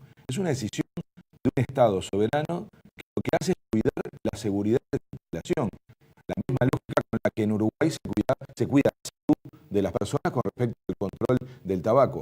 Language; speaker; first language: Spanish; native; Spanish